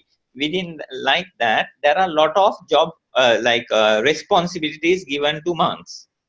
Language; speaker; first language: English; non-native, local second language; Sinhala